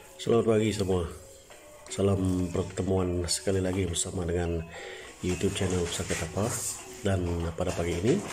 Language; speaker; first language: Malay; non-native, local second language; Iban